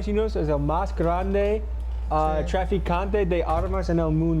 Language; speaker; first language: Spanish; non-native, learner; English